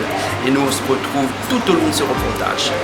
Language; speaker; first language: French; native; French